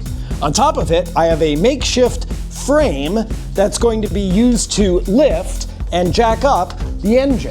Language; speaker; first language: English; native; English